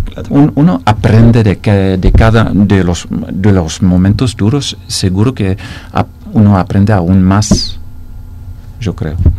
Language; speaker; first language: Spanish; non-native, fluent; English